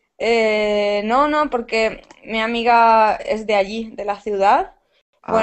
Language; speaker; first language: Spanish; native; Spanish